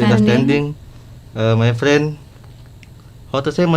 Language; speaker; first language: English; non-native, learner; Indonesian